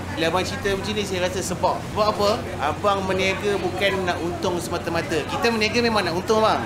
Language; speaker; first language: Malay; native; Malay